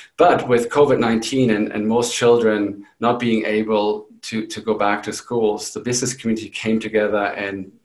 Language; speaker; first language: English; non-native, fluent; German